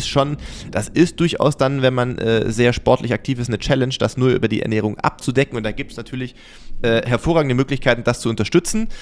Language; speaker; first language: German; native; German